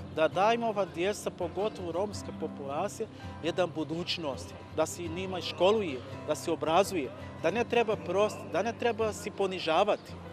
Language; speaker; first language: Bosnian; non-native, learner; Portuguese